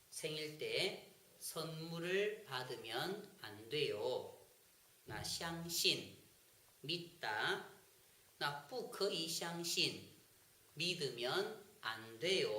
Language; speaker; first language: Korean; non-native, fluent; Chinese